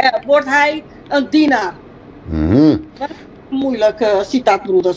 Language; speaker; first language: Dutch; non-native, local second language; Papiamento